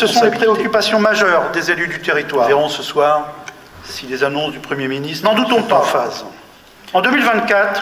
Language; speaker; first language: French; native; French